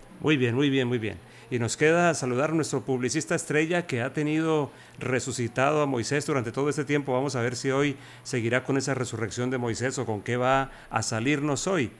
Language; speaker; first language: Spanish; native; Spanish